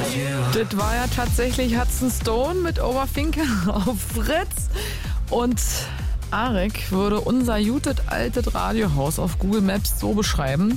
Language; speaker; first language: German; native; German